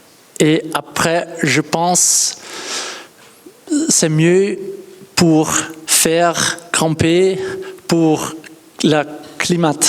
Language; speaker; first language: French; non-native, learner; Dutch